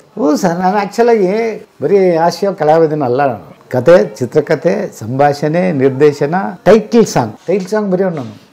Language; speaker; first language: Kannada; non-native, local second language; Tamil